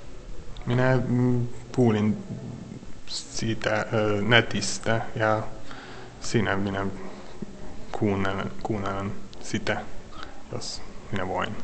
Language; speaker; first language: Finnish; non-native, learner; Hungarian